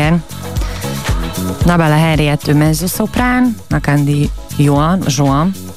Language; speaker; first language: Hungarian; native; Hungarian